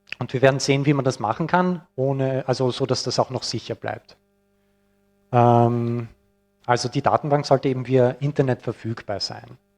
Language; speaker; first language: German; non-native, fluent; English